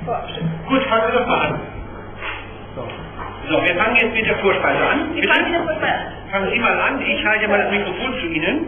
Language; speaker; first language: German; native; German